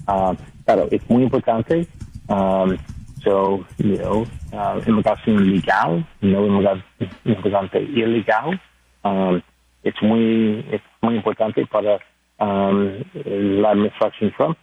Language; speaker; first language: Spanish; non-native, learner; English